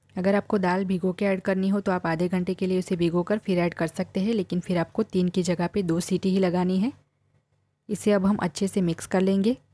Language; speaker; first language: Hindi; non-native, local second language; Gujarati